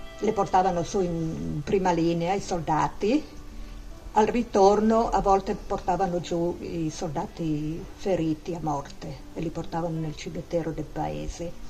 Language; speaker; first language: Italian; non-native, local second language; Friulian